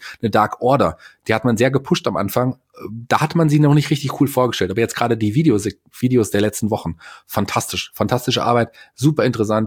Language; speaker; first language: German; native; German